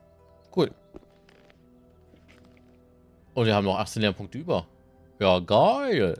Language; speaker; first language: German; native; German